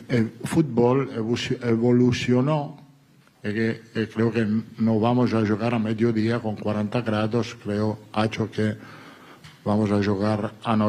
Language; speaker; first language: Portuguese; non-native, learner; Italian